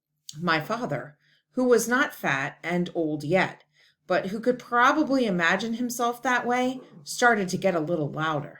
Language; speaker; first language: English; native; English